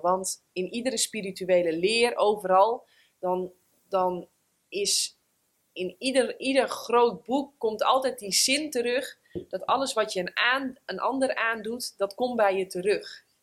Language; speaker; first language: Dutch; native; Dutch